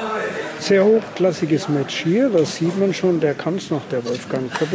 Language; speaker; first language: German; native; German